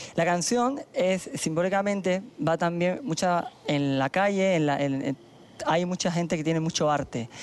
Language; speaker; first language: Spanish; native; Spanish